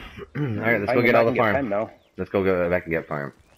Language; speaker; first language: English; native; English